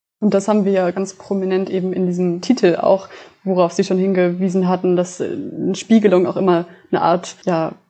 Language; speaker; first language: German; native; German